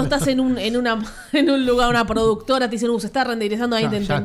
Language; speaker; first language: Spanish; native; Spanish